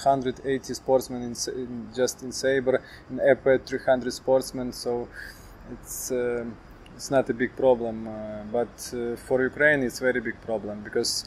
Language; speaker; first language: English; non-native, learner; Ukrainian